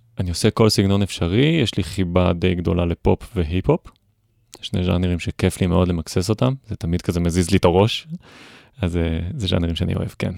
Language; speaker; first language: Hebrew; native; Hebrew